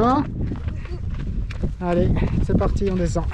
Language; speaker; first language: French; native; French